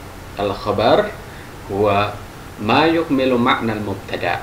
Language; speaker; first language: Arabic; non-native, fluent; Indonesian